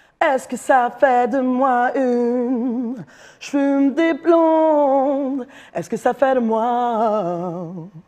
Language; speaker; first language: French; native; French